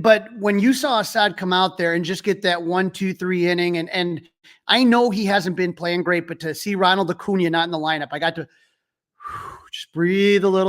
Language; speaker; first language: English; native; English